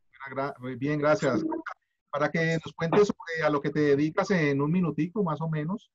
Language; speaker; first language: Spanish; native; Spanish